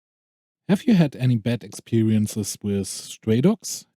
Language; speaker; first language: English; non-native, fluent; German